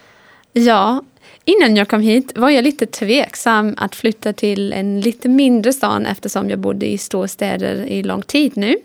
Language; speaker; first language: Swedish; non-native, fluent; German